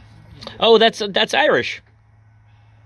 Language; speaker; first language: English; native; English